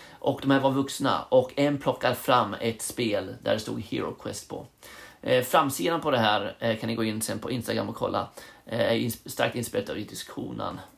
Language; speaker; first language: Swedish; early bilingual, other home language; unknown